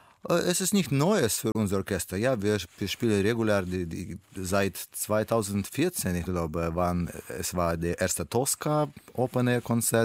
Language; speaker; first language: German; non-native, learner; Russian